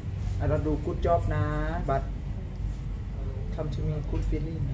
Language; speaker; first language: English; non-native, learner; Thai